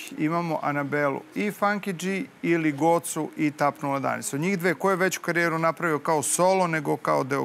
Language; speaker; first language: Serbian; native; Serbian